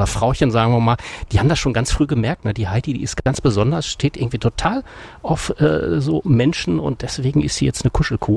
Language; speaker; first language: German; native; German